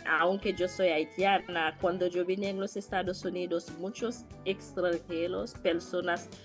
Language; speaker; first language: Spanish; non-native, learner; Haitian Creole